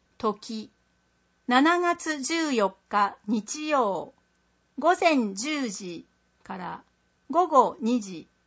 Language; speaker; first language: Japanese; native; Japanese